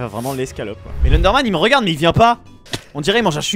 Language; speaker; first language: French; native; French